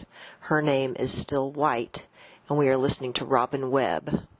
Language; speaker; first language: English; native; English